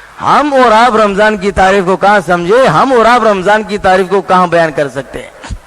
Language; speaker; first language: Urdu; non-native, local second language; Pashto